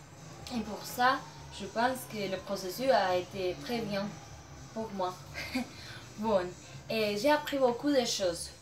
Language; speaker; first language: French; non-native, learner; Spanish